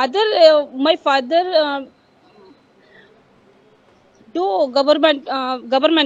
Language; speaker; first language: English; non-native, learner; Hindi